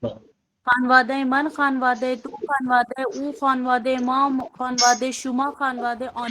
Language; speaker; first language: Persian; non-native, learner; Urdu